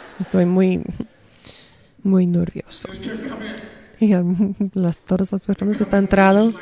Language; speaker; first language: Spanish; non-native, learner; English